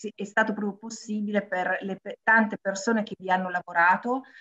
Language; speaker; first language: Italian; non-native, fluent; Arabic